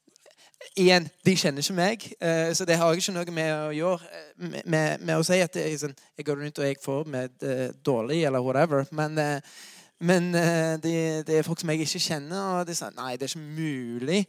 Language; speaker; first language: Norwegian; non-native, fluent; English